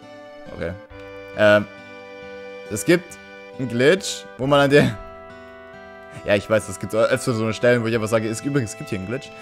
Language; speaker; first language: German; native; German